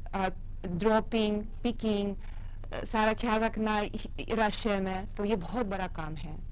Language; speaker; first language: Hindi; non-native, fluent; Russian